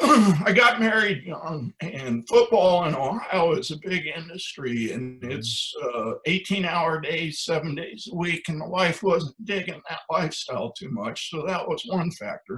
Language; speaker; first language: English; native; English